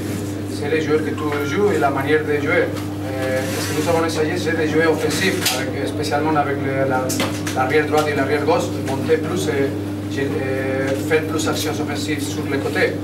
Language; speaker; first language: French; non-native, learner; Spanish